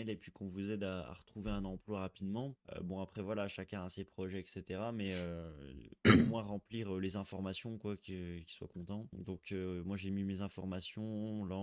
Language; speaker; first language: French; native; French